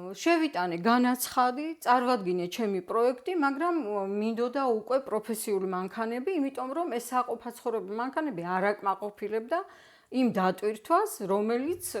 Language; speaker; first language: Georgian; native; Georgian